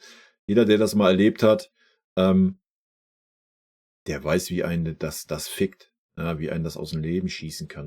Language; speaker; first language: German; native; German